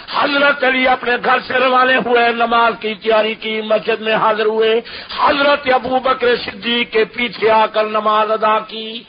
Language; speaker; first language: Urdu; non-native, local second language; Saraiki